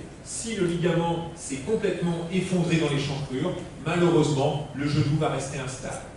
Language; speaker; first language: French; native; French